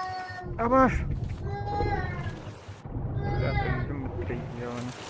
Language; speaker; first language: Russian; non-native, local second language; Yakut